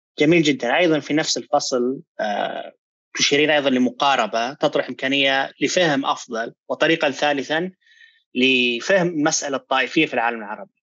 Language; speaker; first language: Arabic; native; Arabic